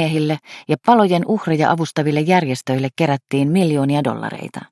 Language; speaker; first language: Finnish; native; Finnish